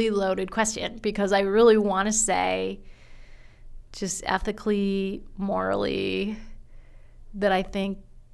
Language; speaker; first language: English; native; English